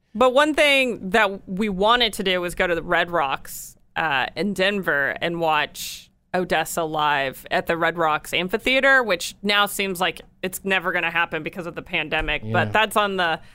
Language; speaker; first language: English; native; English